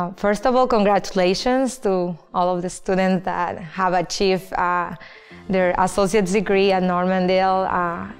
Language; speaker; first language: English; non-native, fluent; Spanish